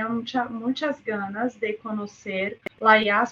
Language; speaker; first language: Spanish; non-native, fluent; Portuguese